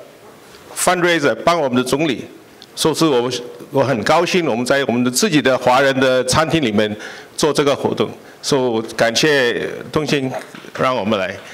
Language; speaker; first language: Chinese; early bilingual, heritage; Chinese